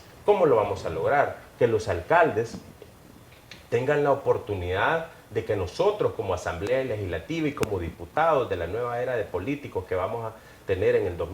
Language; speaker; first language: Spanish; native; Spanish